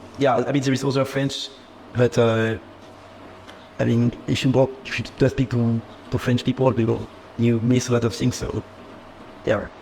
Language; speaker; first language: English; non-native, fluent; French